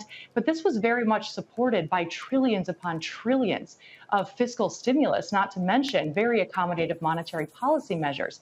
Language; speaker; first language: English; native; English